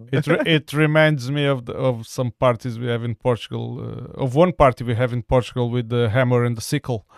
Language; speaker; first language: English; non-native, fluent; Portuguese